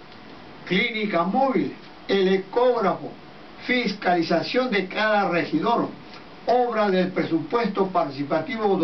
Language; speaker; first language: Spanish; native; Spanish